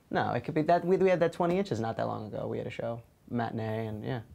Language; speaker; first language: English; native; English